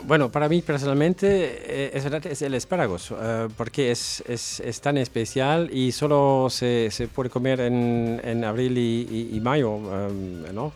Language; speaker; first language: Spanish; non-native, fluent; German